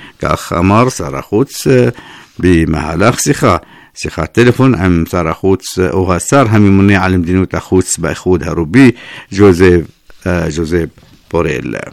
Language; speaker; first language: Hebrew; non-native, fluent; Persian